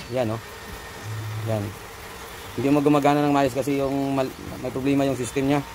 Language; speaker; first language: Filipino; non-native, local second language; Cebuano